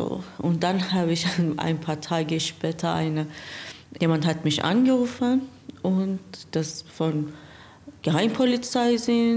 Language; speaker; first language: German; non-native, learner; Persian